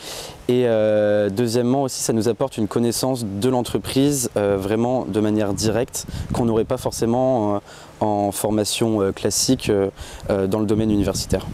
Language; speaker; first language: French; native; French